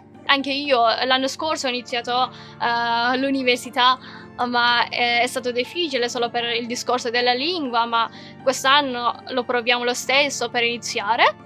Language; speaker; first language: Italian; non-native, learner; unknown